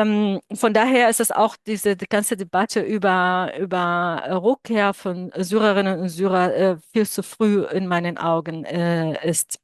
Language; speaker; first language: German; non-native, fluent; Arabic